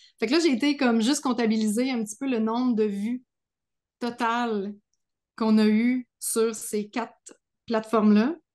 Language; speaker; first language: French; native; French